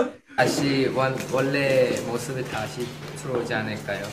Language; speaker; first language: Korean; non-native, fluent; Thai